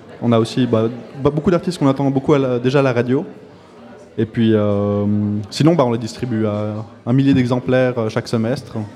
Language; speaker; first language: French; native; French